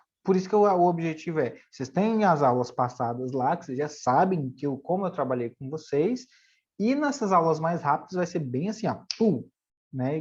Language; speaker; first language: Portuguese; native; Portuguese